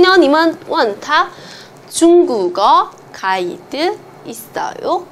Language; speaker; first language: Korean; non-native, fluent; Chinese